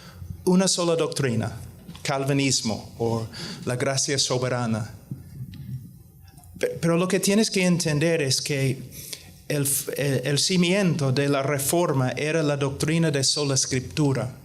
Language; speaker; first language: Spanish; non-native, fluent; English